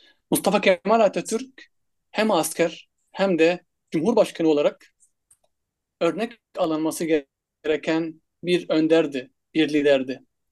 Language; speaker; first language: Turkish; non-native, fluent; Arabic